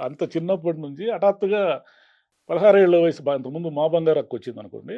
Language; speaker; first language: Telugu; native; Telugu